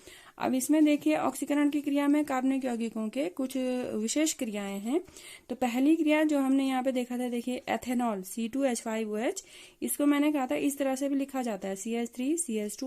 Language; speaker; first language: Hindi; native; Hindi